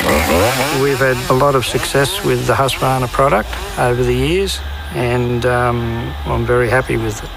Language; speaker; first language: English; native; English